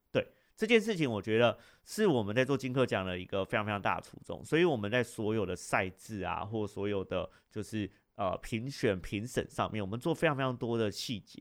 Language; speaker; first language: Chinese; native; Chinese